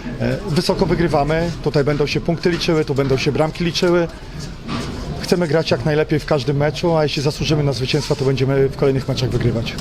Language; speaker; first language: Polish; native; Polish